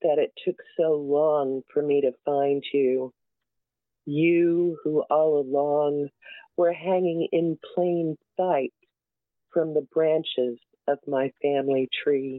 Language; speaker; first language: English; native; English